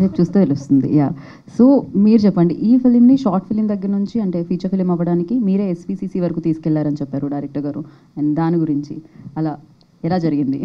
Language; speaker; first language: Telugu; native; Telugu